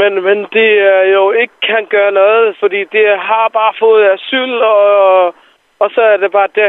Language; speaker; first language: Danish; non-native, fluent; Somali